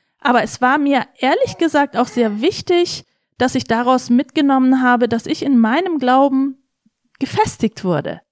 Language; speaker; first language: German; early bilingual, other home language; Turkish